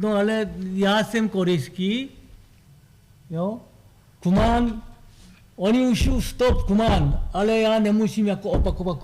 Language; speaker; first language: Czech; non-native, learner; Korean